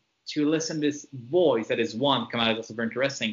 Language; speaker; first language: English; non-native, fluent; French